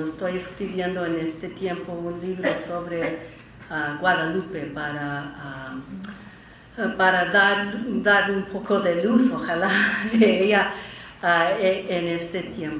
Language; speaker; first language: Spanish; early bilingual, heritage; Spanish